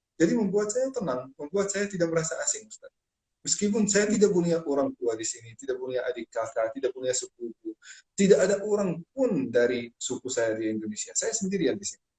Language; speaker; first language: Indonesian; non-native, fluent; Arabic